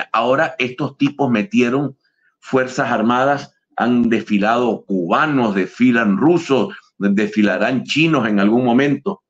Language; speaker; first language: Spanish; native; Spanish